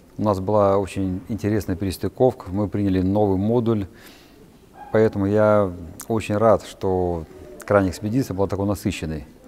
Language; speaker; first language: Russian; native; Russian